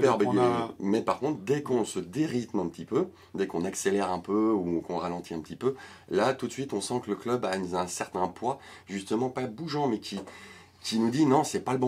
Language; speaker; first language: French; native; French